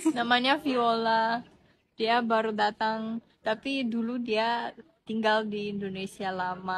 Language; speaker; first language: Indonesian; non-native, fluent; Russian